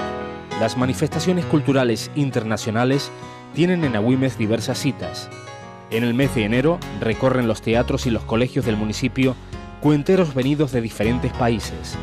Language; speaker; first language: Spanish; native; Spanish